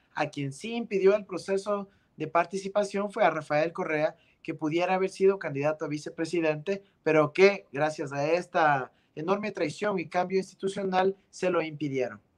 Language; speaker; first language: Spanish; native; Spanish